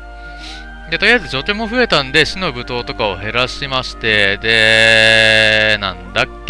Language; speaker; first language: Japanese; native; Japanese